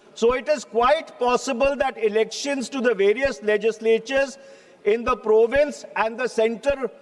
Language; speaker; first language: English; non-native, local second language; Hindi